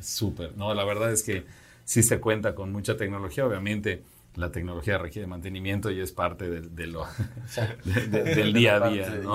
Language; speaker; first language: Spanish; native; Spanish